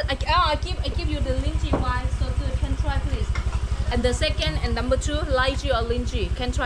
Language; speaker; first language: English; non-native, learner; Thai